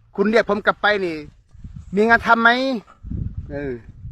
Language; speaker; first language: Thai; non-native, learner; Khmer